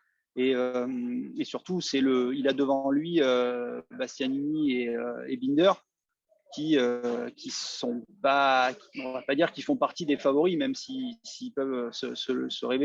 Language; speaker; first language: French; native; French